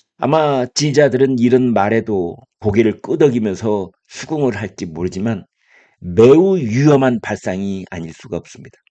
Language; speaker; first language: Korean; native; Korean